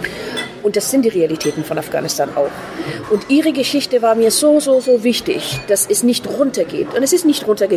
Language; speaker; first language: German; non-native, fluent; Persian